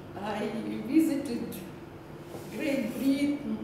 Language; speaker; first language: English; non-native, learner; Russian